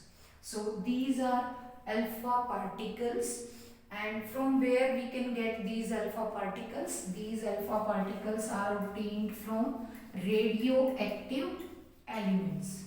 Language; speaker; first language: English; non-native, local second language; Hindi